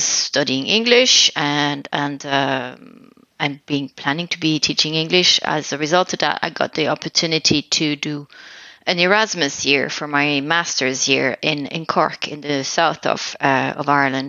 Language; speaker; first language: English; non-native, fluent; French